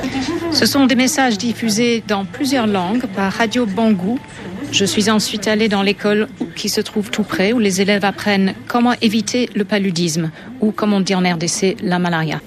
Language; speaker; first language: French; native; French